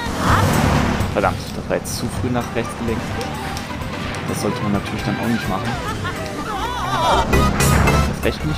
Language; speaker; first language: German; native; German